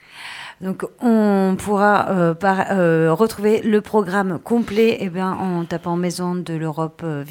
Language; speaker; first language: French; native; French